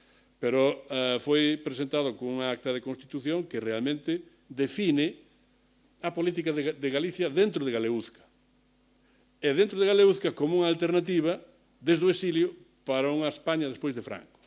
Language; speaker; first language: Galician; native; Galician